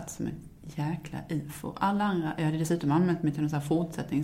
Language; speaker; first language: Swedish; native; Swedish